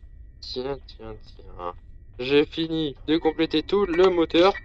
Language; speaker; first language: French; native; French